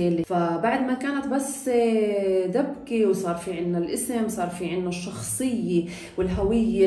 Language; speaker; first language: Arabic; native; Arabic